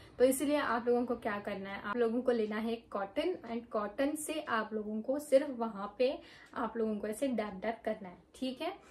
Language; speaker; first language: Hindi; non-native, local second language; Marathi